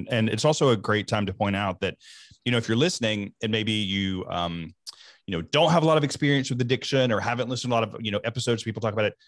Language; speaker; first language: English; native; English